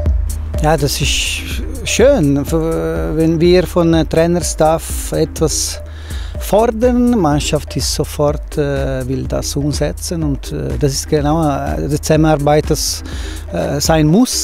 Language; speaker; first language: German; non-native, fluent; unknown